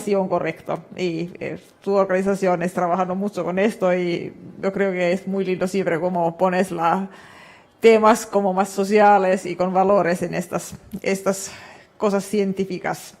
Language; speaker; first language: Spanish; non-native, fluent; Finnish